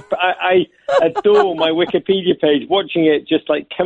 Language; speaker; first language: English; native; English